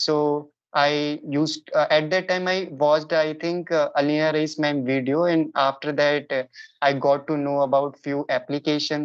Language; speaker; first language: English; non-native, local second language; Hindi